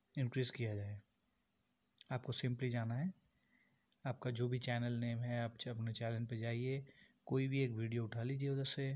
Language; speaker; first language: Hindi; non-native, local second language; Bangla